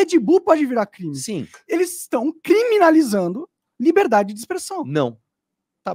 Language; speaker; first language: Portuguese; native; Portuguese